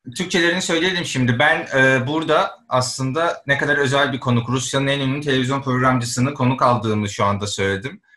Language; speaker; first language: Turkish; native; Turkish